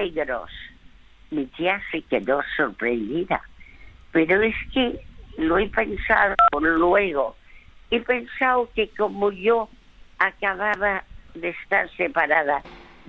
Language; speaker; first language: Spanish; early bilingual, other home language; French